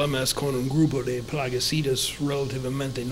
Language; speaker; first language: Spanish; non-native, fluent; English